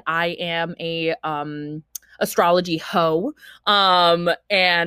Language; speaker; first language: English; early bilingual, other home language; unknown